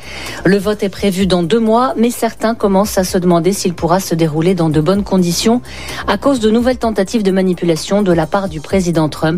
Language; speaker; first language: French; native; French